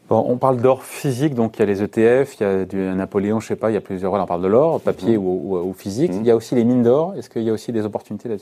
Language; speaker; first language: French; native; French